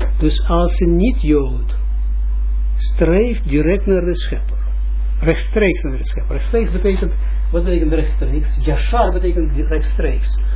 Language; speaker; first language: Dutch; non-native, fluent; Russian